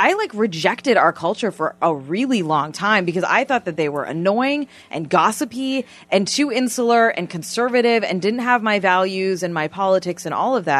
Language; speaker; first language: English; non-native, fluent; Armenian